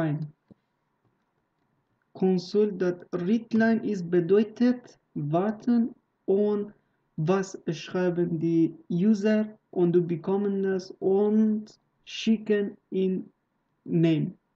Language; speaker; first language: German; non-native, learner; Persian